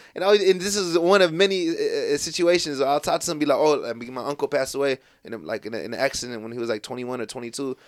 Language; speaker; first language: English; native; English